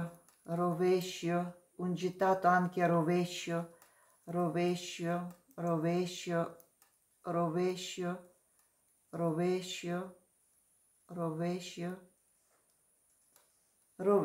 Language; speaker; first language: Italian; non-native, learner; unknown